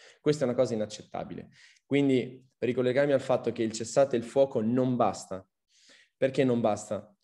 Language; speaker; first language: Italian; early bilingual, other home language; Arabic